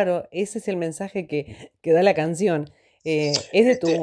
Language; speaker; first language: Spanish; native; Spanish